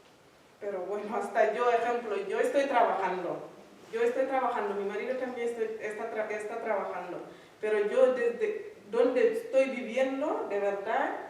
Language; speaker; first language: Spanish; non-native, learner; Fula